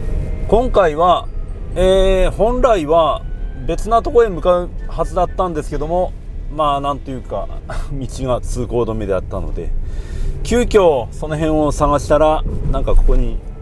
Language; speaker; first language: Japanese; native; Japanese